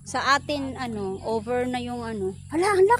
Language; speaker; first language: Filipino; non-native, local second language; Cebuano